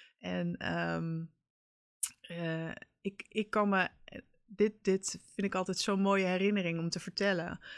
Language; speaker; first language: Dutch; native; Dutch